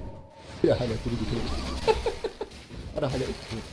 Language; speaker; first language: German; native; German